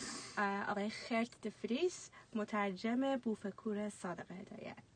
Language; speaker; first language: Persian; native; Persian